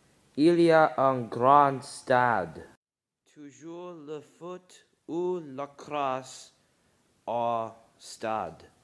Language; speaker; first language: French; non-native, learner; English